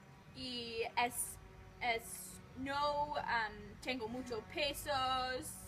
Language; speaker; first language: Spanish; non-native, learner; English